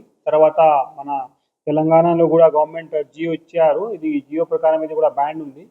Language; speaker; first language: Telugu; non-native, local second language; Urdu